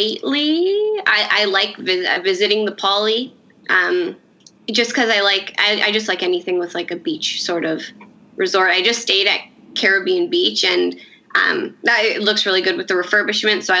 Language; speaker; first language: English; native; English